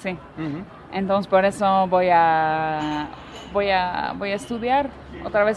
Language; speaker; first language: Spanish; non-native, fluent; Dutch